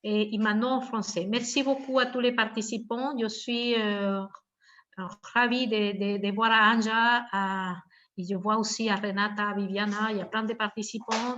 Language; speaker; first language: French; non-native, fluent; Spanish